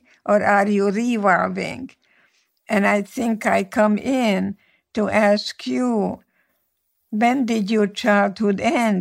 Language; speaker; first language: English; non-native, fluent; Hungarian